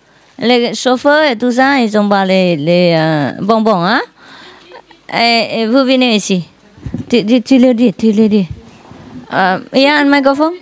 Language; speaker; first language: French; non-native, learner; Vietnamese